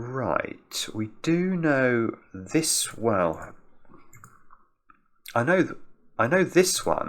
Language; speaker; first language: English; native; English